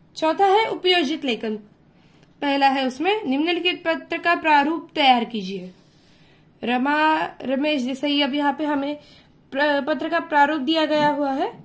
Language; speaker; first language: Hindi; non-native, local second language; Marathi